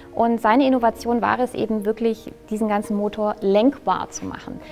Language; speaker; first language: German; native; German